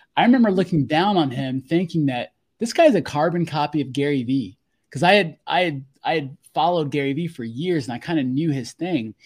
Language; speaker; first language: English; native; English